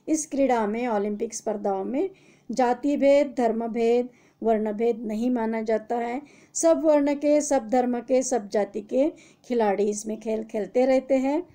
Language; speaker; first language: Hindi; non-native, local second language; Marathi